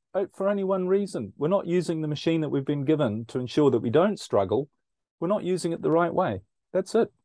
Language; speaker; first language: English; native; English